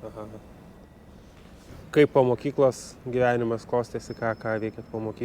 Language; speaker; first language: Lithuanian; native; Lithuanian